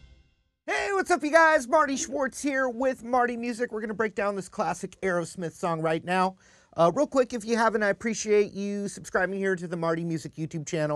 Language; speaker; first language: English; native; English